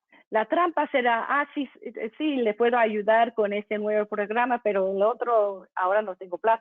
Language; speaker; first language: Spanish; non-native, fluent; English